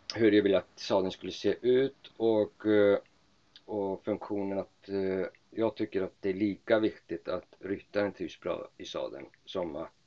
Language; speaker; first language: Swedish; non-native, local second language; Icelandic